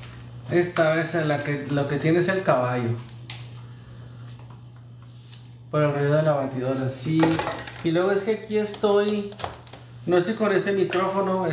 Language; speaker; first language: Spanish; native; Spanish